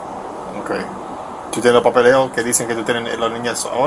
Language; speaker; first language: Spanish; early bilingual, heritage; Spanish